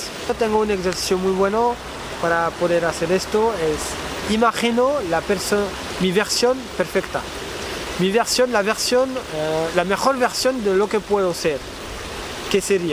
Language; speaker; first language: Spanish; non-native, fluent; French